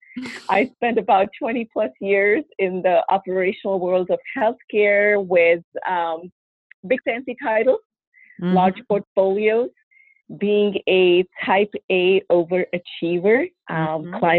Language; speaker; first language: English; non-native, local second language; Hindi